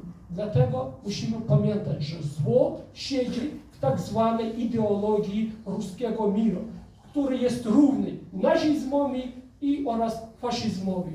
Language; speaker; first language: Polish; non-native, fluent; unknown